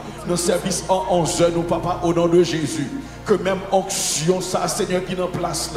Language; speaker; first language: French; non-native, local second language; Haitian Creole